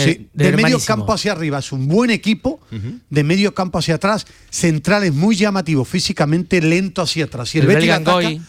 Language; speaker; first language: Spanish; native; Spanish